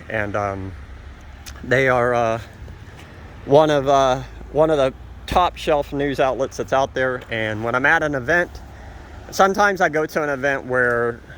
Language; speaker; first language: English; native; English